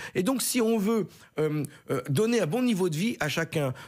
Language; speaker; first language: French; native; French